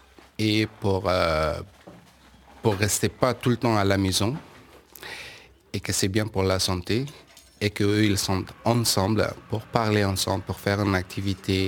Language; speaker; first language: French; non-native, learner; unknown